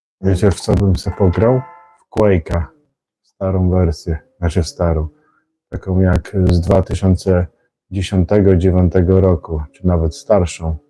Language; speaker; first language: Polish; native; Polish